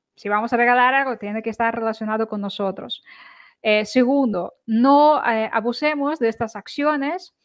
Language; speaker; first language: Spanish; non-native, fluent; Ukrainian